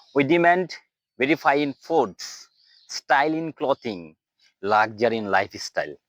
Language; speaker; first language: English; non-native, local second language; Bangla